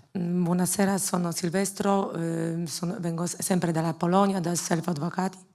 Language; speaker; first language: Italian; non-native, learner; Polish